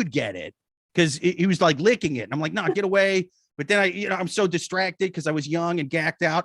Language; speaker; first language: English; native; English